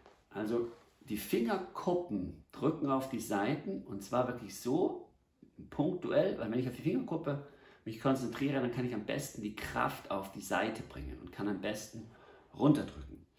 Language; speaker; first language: German; native; German